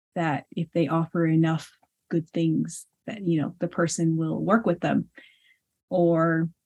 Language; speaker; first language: English; early bilingual, other home language; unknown